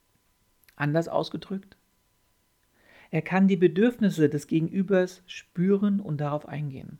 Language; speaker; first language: German; native; German